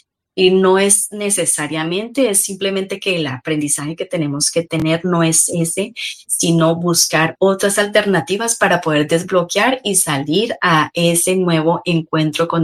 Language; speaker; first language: Spanish; native; Spanish